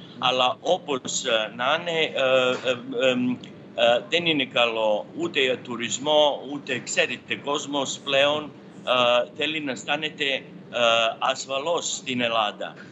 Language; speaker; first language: Greek; native; Greek